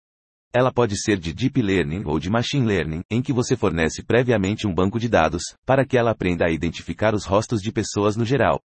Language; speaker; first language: Portuguese; native; Portuguese